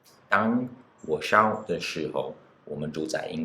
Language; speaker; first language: Chinese; non-native, fluent; English